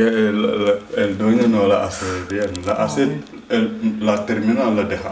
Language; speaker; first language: Spanish; non-native, learner; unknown